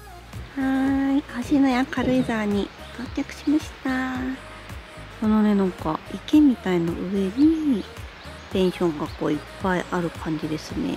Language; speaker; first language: Japanese; native; Japanese